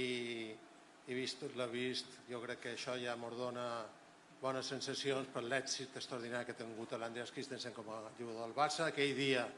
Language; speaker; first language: Catalan; native; Catalan